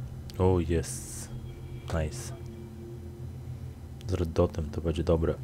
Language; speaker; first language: Polish; native; Polish